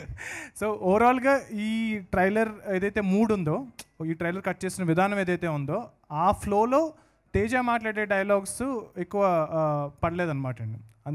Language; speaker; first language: Telugu; native; Telugu